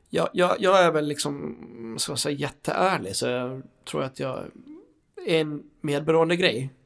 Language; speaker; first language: Swedish; native; Swedish